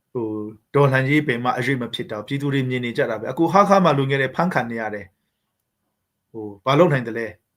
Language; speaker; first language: Burmese; non-native, local second language; Hakha Chin